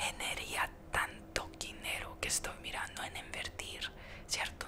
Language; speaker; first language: Spanish; early bilingual, heritage; Spanish